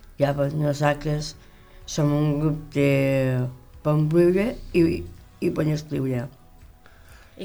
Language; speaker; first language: Catalan; non-native, local second language; Spanish